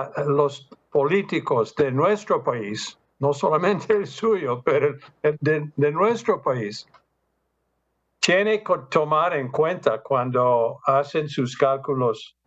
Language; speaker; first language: Spanish; non-native, fluent; English